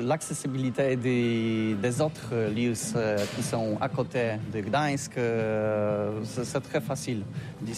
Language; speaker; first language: French; non-native, learner; Polish